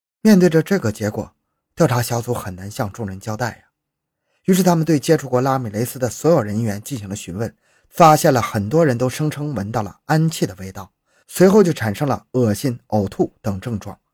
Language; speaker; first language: Chinese; native; Chinese